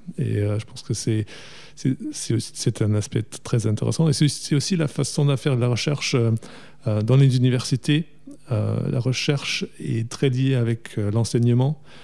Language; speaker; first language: French; non-native, fluent; German